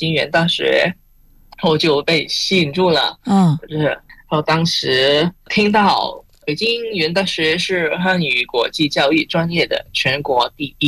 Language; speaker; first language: Chinese; non-native, fluent; Indonesian